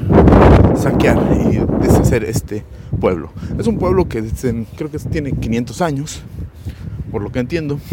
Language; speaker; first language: Spanish; native; Spanish